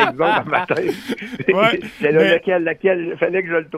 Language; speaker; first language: French; native; French